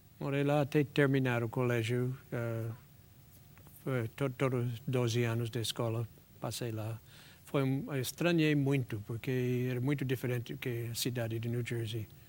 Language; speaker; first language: Portuguese; non-native, fluent; English